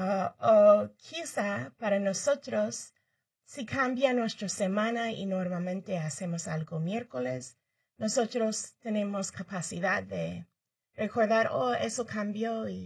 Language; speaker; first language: Spanish; early bilingual, heritage; Spanish